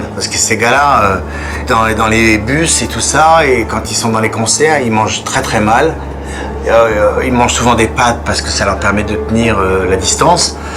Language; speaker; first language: French; native; French